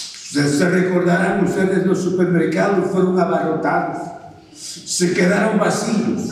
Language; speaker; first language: Spanish; native; Spanish